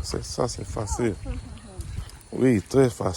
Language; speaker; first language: French; non-native, learner; English